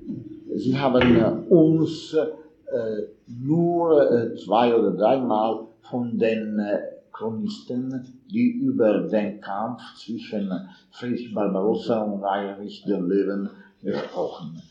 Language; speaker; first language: German; non-native, fluent; Italian